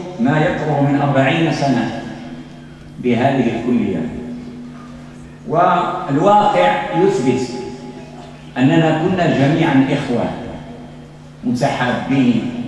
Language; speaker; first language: Arabic; native; Arabic